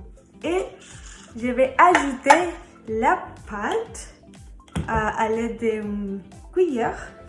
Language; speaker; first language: French; non-native, learner; Spanish